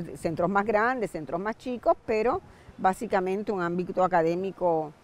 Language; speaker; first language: Spanish; native; Spanish